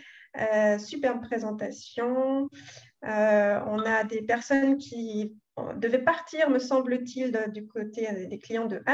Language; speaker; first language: French; native; French